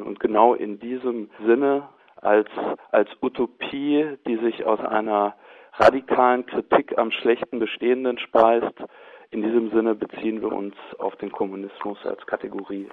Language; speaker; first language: German; native; German